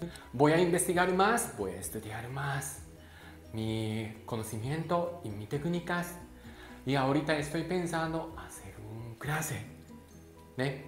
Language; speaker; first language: Spanish; non-native, learner; Japanese